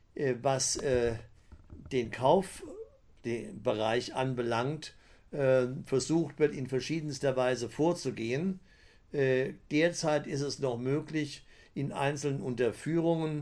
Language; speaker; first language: German; native; German